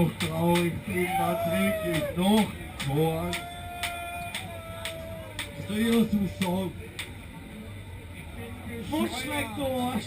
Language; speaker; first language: German; native; German